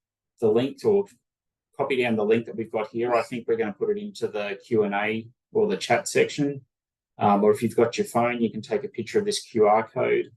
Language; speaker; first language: English; native; English